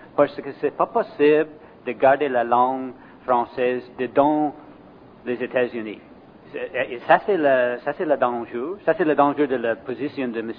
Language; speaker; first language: French; non-native, fluent; English